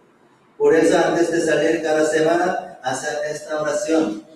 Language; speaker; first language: Spanish; non-native, fluent; Korean